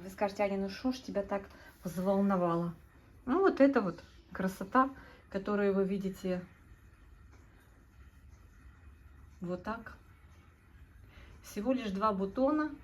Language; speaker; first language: Russian; native; Russian